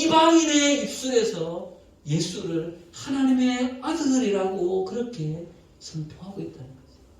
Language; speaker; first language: Korean; native; Korean